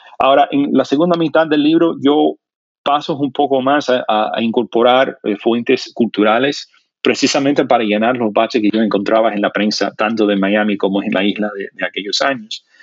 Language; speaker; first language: Spanish; non-native, fluent; English